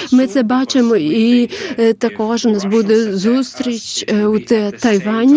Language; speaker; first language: Ukrainian; non-native, learner; Lithuanian